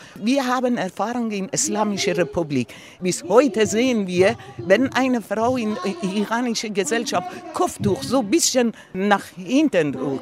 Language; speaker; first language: German; non-native, fluent; Persian